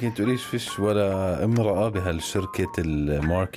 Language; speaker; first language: Arabic; native; Arabic